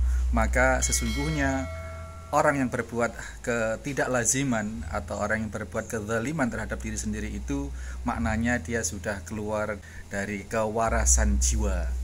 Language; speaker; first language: Indonesian; native; Indonesian